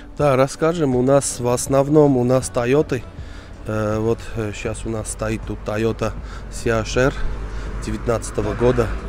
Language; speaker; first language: Russian; non-native, local second language; Armenian